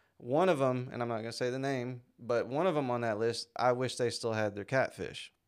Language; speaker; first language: English; native; English